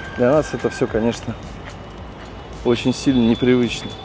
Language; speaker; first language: Russian; native; Russian